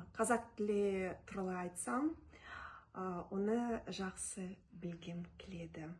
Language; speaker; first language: Kazakh; non-native, local second language; Russian